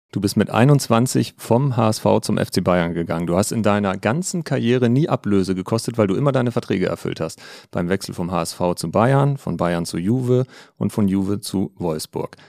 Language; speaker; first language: German; native; German